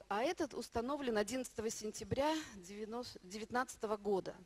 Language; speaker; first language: Russian; native; Russian